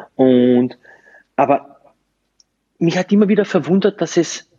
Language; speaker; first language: German; non-native, fluent; Slovenian